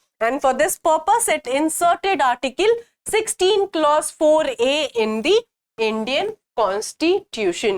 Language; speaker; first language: English; non-native, local second language; Hindi